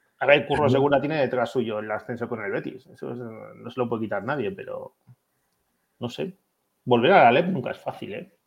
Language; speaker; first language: Spanish; native; Spanish